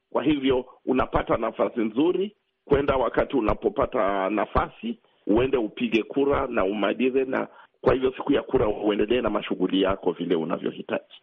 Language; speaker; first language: Swahili; native; Swahili